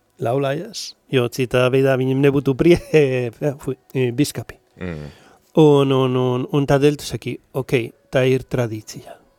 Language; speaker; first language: Latvian; non-native, learner; Spanish